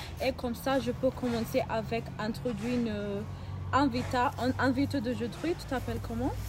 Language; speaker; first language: French; non-native, learner; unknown